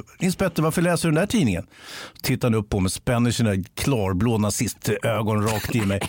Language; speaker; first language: Swedish; native; Swedish